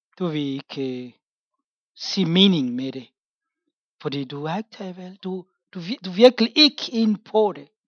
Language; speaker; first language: Danish; non-native, fluent; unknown